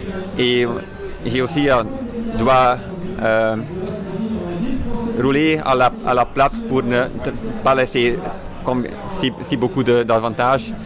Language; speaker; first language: French; non-native, fluent; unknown